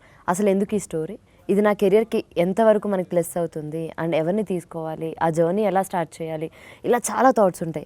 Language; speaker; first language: Telugu; native; Telugu